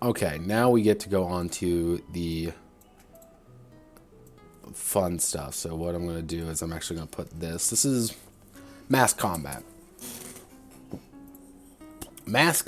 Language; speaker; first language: English; native; English